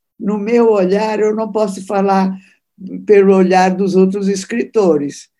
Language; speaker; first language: Portuguese; early bilingual, other home language; Italian